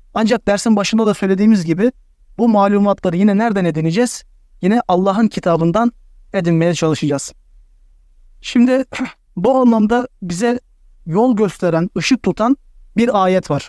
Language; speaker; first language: Turkish; native; Turkish